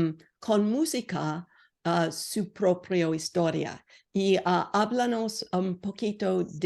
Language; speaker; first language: Spanish; non-native, learner; English